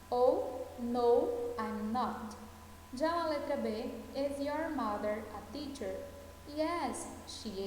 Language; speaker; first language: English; non-native, fluent; Portuguese